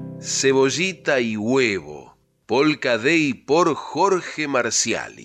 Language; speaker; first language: Spanish; native; Spanish